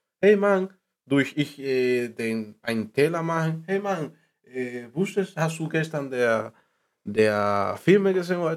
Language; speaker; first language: German; non-native, learner; Spanish